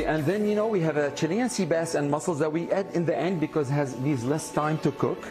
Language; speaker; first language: English; non-native, fluent; Arabic